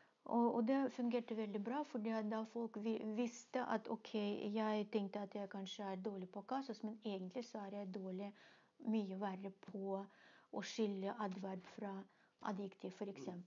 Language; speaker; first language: Norwegian; non-native, fluent; Russian